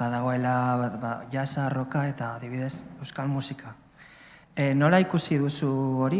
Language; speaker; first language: Basque; non-native, learner; Spanish